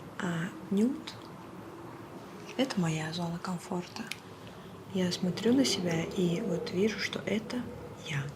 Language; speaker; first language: Russian; native; Russian